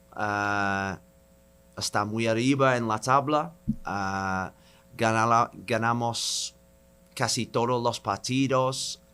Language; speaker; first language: Spanish; non-native, learner; English